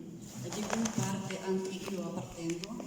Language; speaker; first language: Italian; non-native, learner; Ukrainian